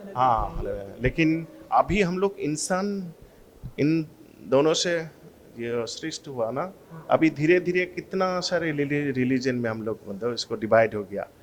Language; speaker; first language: Hindi; non-native, local second language; Assamese